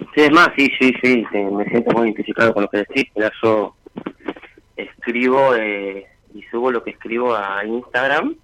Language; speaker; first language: Spanish; native; Spanish